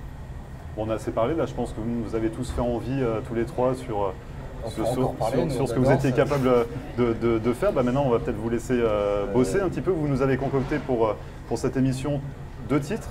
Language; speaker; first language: French; native; French